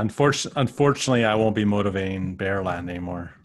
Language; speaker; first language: English; native; English